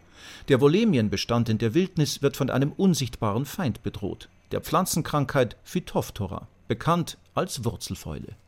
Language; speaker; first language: German; native; German